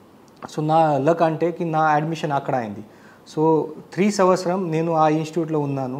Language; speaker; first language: Telugu; non-native, learner; Marathi